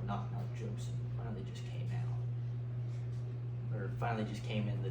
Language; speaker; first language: English; native; English